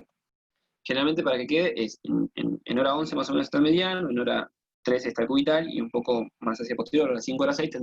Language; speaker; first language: Spanish; native; Spanish